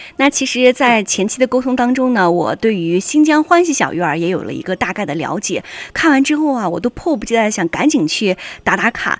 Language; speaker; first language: Chinese; native; Chinese